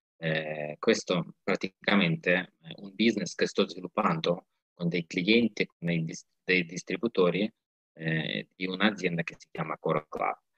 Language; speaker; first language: Italian; non-native, fluent; Ukrainian